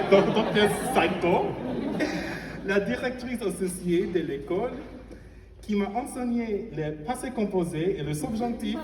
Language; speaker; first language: French; non-native, fluent; English